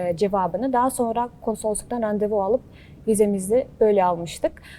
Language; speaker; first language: Turkish; non-native, fluent; Kazakh